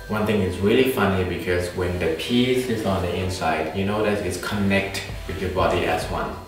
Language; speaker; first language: English; non-native, fluent; Thai